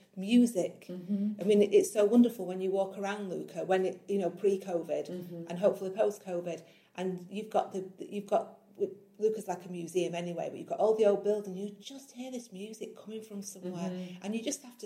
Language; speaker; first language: English; native; English